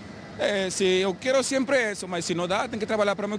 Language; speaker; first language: Portuguese; non-native, learner; Spanish